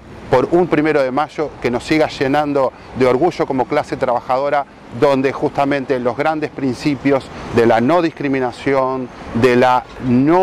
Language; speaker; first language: Spanish; native; Spanish